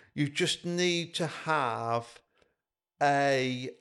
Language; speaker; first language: English; native; English